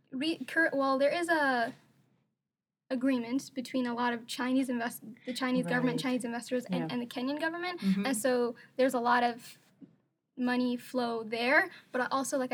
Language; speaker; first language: English; non-native, local second language; Somali